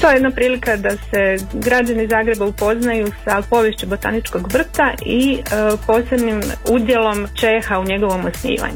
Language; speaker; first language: Croatian; native; Croatian